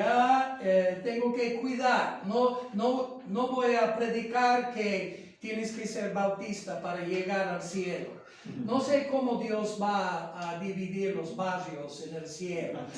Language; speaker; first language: Spanish; non-native, fluent; English